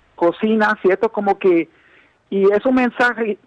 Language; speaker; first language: Spanish; non-native, fluent; German